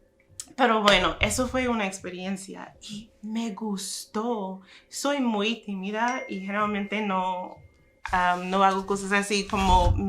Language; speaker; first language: Spanish; non-native, fluent; English